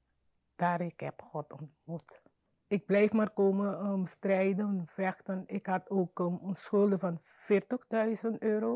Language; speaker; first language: Dutch; non-native, learner; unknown